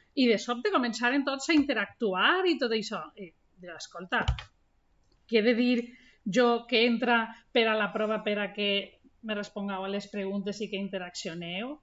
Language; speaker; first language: Catalan; native; Catalan